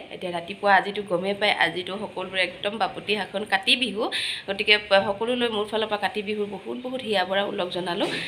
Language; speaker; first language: Assamese; native; Assamese